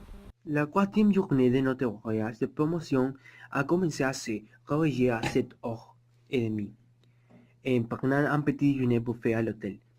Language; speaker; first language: French; non-native, learner; Spanish